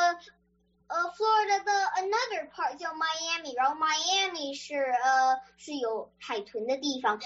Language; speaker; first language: Chinese; early bilingual, other home language; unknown